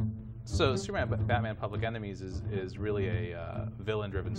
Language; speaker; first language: English; native; English